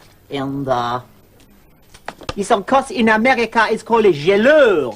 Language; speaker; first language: English; native; English